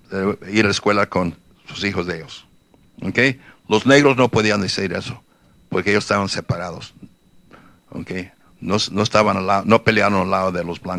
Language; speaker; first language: Spanish; early bilingual, heritage; Spanish